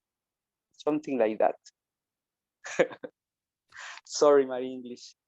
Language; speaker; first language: English; non-native, learner; Spanish